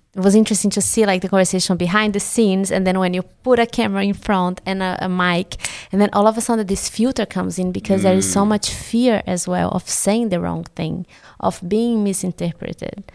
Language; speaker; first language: English; non-native, fluent; Portuguese